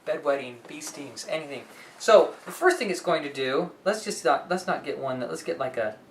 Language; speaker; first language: English; native; English